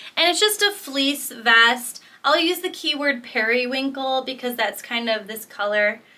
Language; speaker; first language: English; native; English